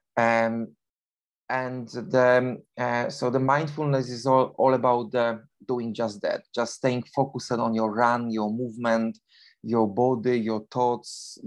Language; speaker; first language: English; non-native, fluent; Polish